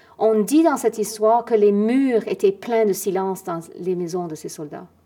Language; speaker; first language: French; non-native, fluent; English